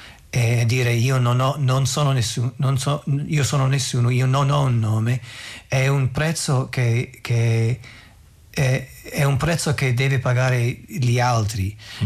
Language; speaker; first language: Italian; non-native, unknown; English